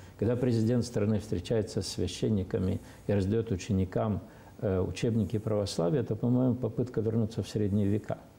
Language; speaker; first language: Russian; non-native, local second language; Romanian